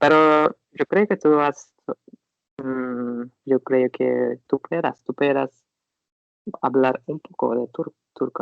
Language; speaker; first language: Spanish; non-native, learner; Turkish